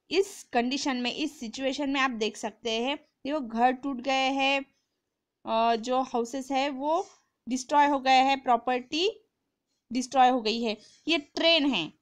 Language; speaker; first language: Hindi; non-native, local second language; Marathi